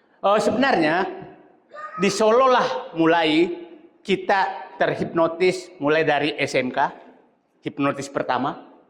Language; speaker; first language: Indonesian; non-native, local second language; Buginese